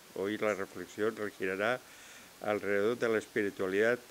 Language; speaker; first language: Spanish; native; Spanish